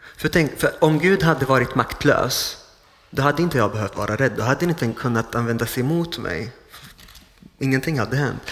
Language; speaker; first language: Swedish; non-native, fluent; Arabic